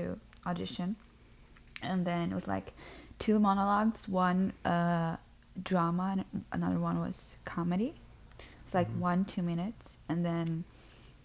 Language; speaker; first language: English; non-native, fluent; Portuguese